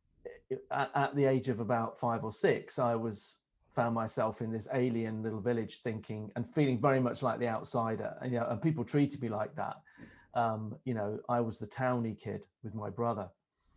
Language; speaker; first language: English; native; English